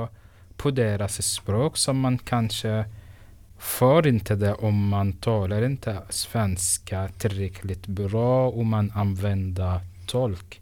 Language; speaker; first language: Swedish; non-native, fluent; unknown